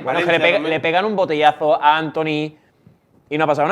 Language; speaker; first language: Spanish; native; Spanish